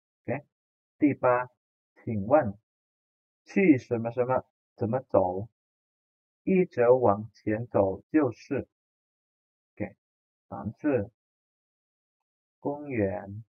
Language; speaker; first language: Chinese; non-native, fluent; Indonesian